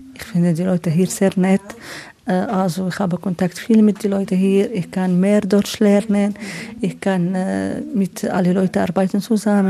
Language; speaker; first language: German; non-native, learner; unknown